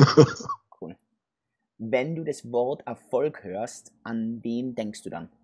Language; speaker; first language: German; native; German